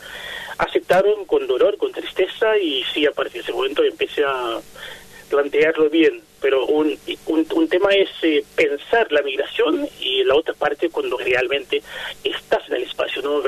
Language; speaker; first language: Spanish; non-native, fluent; Haitian Creole